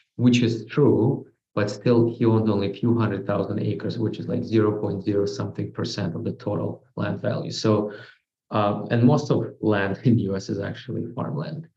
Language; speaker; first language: English; non-native, fluent; Russian